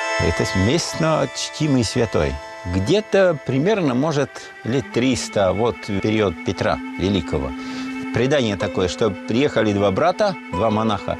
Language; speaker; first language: Russian; non-native, local second language; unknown